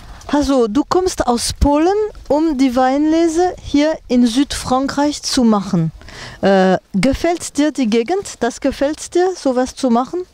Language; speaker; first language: German; non-native, fluent; French